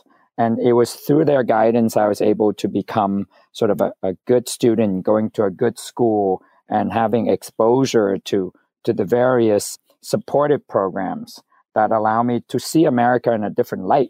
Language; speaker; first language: English; non-native, fluent; Vietnamese